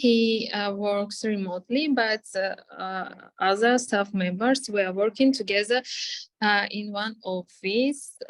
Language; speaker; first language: English; non-native, fluent; Armenian